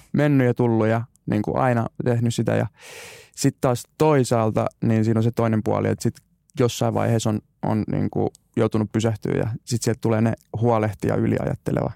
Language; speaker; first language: Finnish; native; Finnish